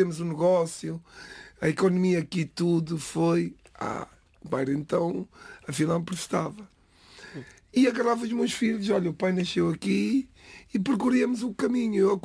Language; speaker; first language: Portuguese; non-native, local second language; Kabuverdianu